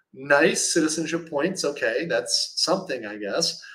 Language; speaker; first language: English; native; English